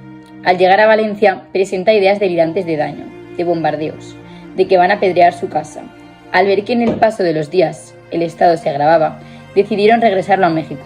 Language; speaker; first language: Spanish; native; Spanish